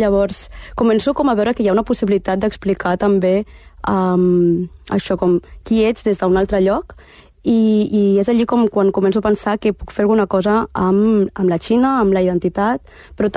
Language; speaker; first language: Catalan; early bilingual, heritage; Catalan